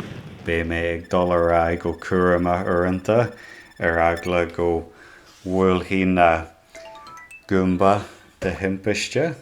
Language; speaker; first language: Irish; non-native, local second language; English